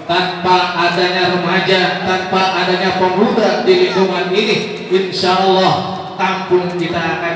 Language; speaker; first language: Indonesian; native; Indonesian